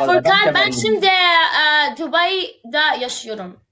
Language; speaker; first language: Turkish; non-native, learner; Arabic